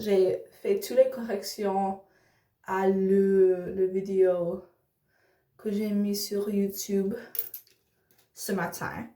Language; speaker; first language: French; non-native, learner; English